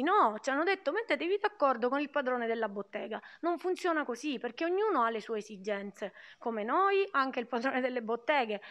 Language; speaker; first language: Italian; native; Italian